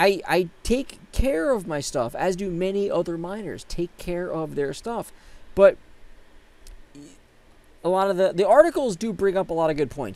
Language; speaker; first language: English; native; English